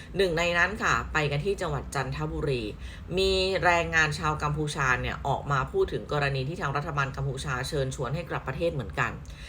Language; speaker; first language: Thai; native; Thai